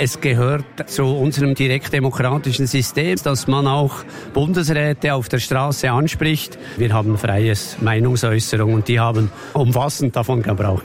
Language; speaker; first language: German; native; German